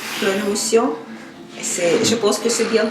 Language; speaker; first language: French; non-native, learner; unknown